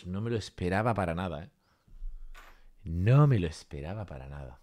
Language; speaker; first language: Spanish; native; Spanish